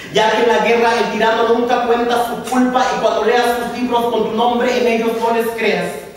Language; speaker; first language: Spanish; early bilingual, heritage; Spanish